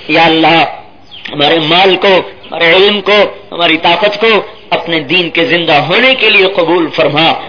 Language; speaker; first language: Urdu; non-native, local second language; Punjabi